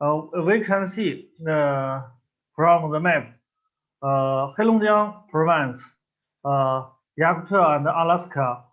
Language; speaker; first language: English; non-native, learner; Chinese